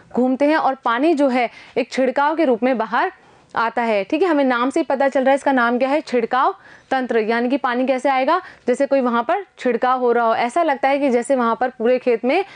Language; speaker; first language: Hindi; native; Hindi